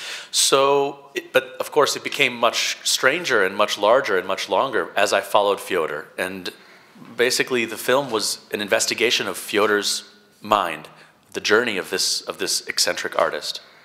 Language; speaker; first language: English; native; English